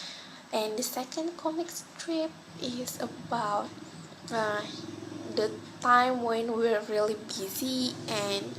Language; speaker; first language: English; non-native, local second language; Malay